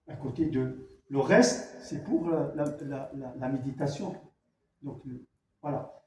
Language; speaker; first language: French; non-native, local second language; Arabic